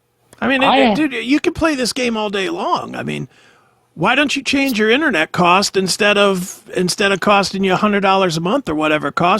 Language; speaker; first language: English; native; English